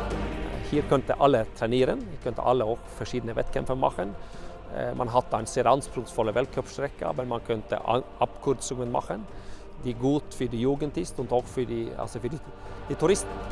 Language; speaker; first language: German; non-native, fluent; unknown